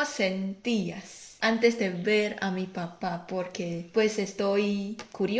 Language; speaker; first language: Spanish; non-native, fluent; Chinese